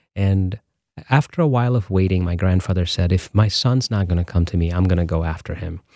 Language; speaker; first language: English; non-native, local second language; Tamil